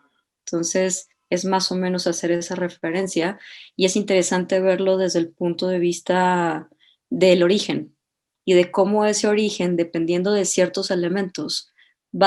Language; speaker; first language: Spanish; native; Spanish